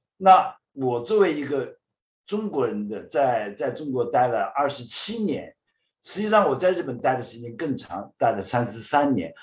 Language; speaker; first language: Chinese; native; Chinese